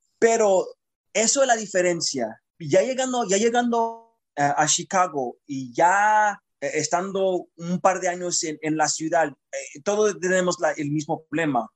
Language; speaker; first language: Spanish; early bilingual, heritage; Spanish